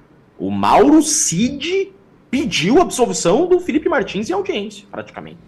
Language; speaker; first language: Portuguese; native; Portuguese